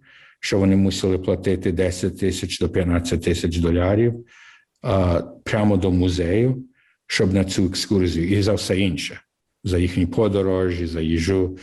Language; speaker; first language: Ukrainian; early bilingual, heritage; English